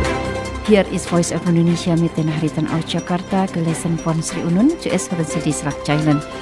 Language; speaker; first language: German; non-native, fluent; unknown